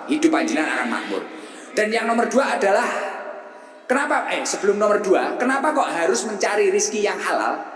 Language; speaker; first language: Indonesian; native; Indonesian